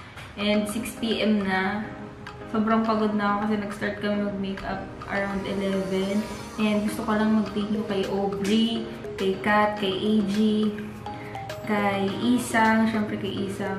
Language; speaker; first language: Filipino; non-native, local second language; Bikol